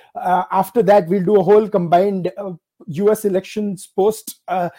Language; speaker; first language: English; non-native, local second language; Gujarati